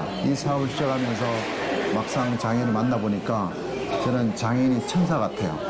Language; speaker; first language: Korean; native; Korean